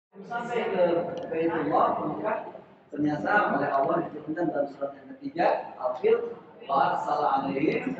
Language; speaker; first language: Indonesian; non-native, local second language; Sundanese